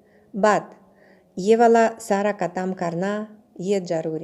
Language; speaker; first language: Hindi; non-native, learner; Russian